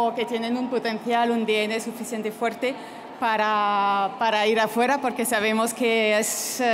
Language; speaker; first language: Spanish; non-native, fluent; French